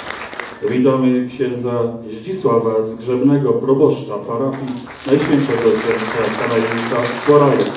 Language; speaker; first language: Polish; native; Polish